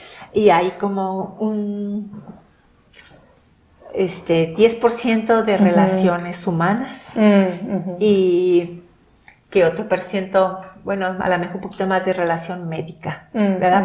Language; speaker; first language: Spanish; non-native, local second language; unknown